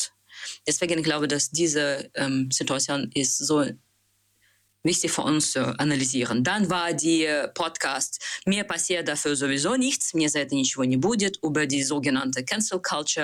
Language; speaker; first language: German; non-native, learner; Russian